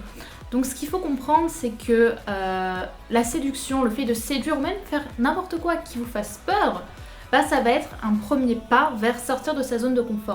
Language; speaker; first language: French; native; French